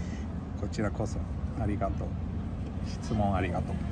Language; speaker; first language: Japanese; non-native, fluent; Swedish